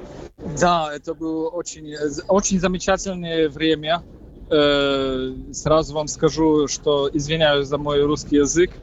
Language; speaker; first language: Russian; non-native, fluent; Polish